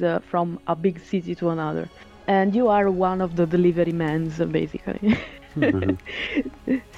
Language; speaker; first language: English; non-native, fluent; Italian